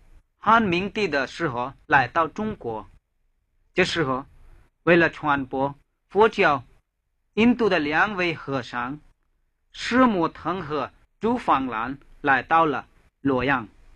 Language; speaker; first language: Chinese; non-native, fluent; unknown